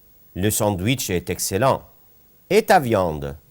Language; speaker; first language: French; non-native, fluent; Arabic